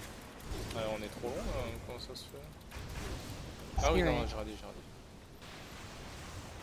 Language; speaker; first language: French; native; French